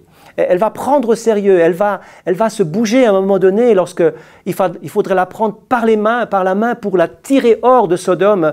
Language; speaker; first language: French; native; French